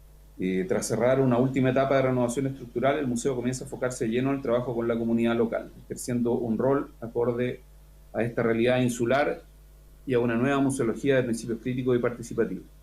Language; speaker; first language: Spanish; native; Spanish